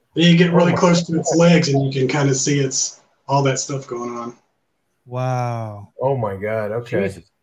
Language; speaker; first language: English; native; English